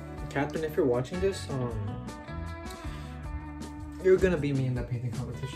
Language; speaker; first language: English; early bilingual, other home language; Spanish